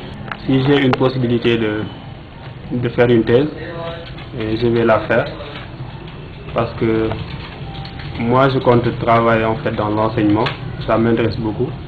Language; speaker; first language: French; non-native, local second language; Wolof